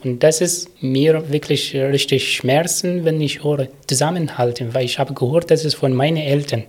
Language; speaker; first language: German; non-native, learner; Arabic